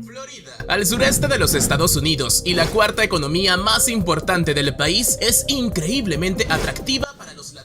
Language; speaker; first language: Spanish; native; Spanish